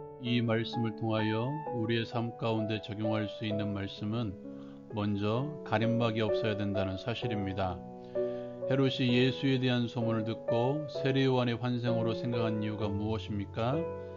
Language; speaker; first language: Korean; native; Korean